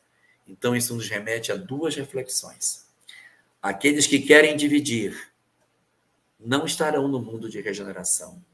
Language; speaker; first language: Portuguese; native; Portuguese